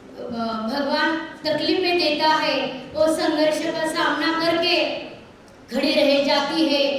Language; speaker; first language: Hindi; non-native, local second language; Marathi